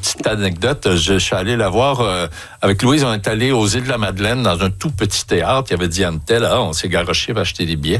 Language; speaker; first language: French; native; French